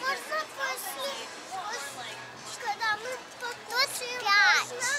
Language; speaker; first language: Russian; early bilingual, heritage; Russian